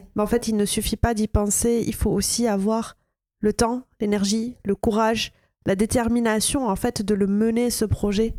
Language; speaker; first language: French; non-native, fluent; Arabic